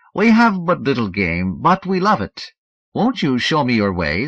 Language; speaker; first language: English; native; English